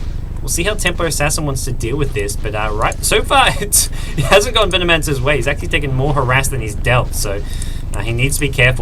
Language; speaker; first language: English; native; English